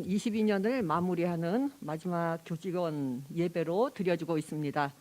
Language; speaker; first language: Korean; native; Korean